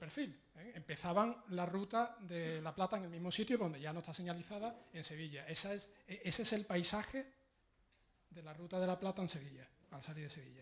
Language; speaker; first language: Spanish; native; Spanish